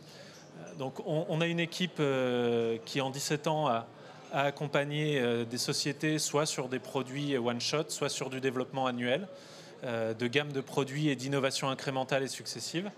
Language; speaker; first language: French; native; French